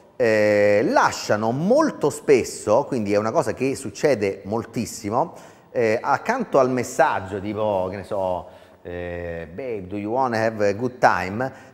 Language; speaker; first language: Italian; native; Italian